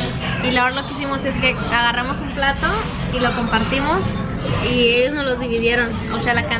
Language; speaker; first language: Spanish; native; Spanish